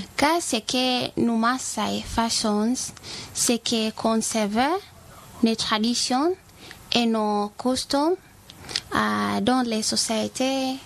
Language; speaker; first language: French; non-native, learner; Masai